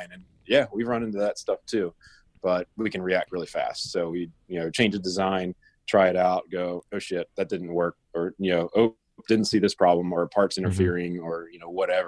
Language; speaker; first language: English; native; English